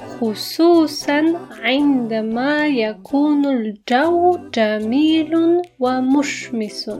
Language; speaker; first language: Arabic; non-native, fluent; Polish